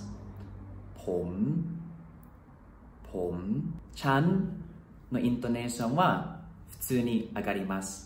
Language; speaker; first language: Japanese; non-native, fluent; Thai